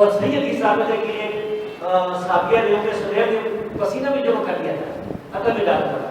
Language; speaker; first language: Urdu; non-native, local second language; Pashto